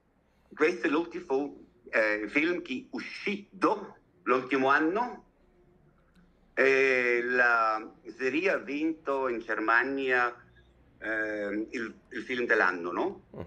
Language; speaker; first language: Italian; non-native, learner; German